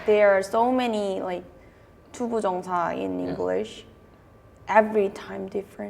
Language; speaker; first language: English; non-native, fluent; Korean